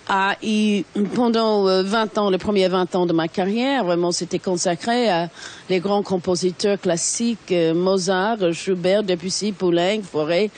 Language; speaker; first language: French; non-native, fluent; English